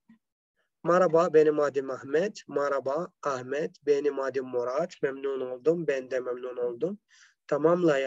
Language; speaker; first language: Turkish; non-native, fluent; Arabic